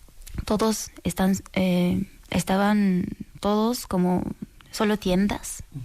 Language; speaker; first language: Spanish; non-native, learner; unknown